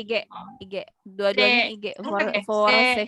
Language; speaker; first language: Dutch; non-native, learner; Indonesian